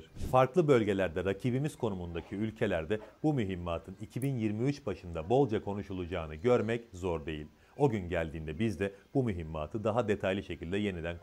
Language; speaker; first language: Turkish; native; Turkish